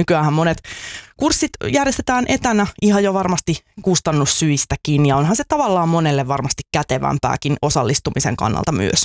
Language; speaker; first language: Finnish; native; Finnish